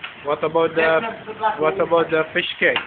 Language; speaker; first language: English; non-native, learner; Turkish